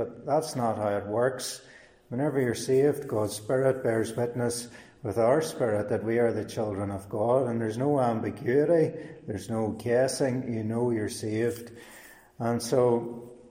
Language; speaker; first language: English; native; English